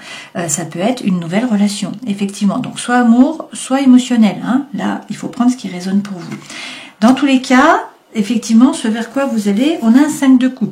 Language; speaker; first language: French; native; French